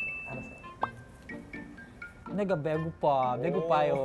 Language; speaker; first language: Korean; non-native, learner; Filipino